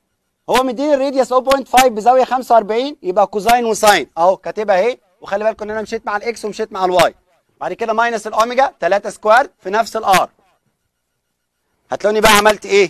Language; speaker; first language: Arabic; native; Arabic